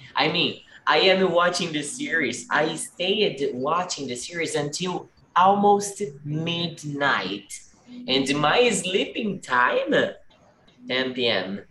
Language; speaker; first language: English; non-native, fluent; Portuguese